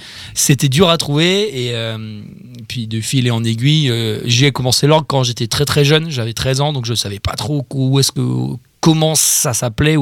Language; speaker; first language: French; native; French